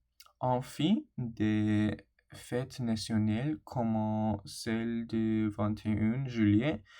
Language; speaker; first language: French; non-native, learner; English